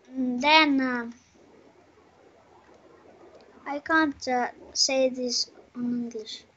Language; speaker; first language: English; non-native, learner; Russian